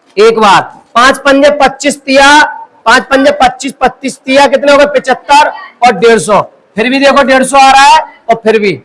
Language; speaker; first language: Hindi; native; Hindi